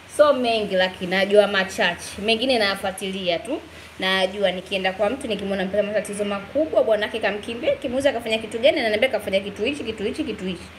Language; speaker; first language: Swahili; native; Swahili